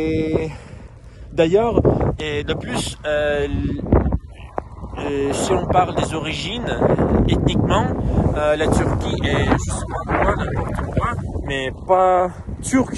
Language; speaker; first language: French; non-native, fluent; Russian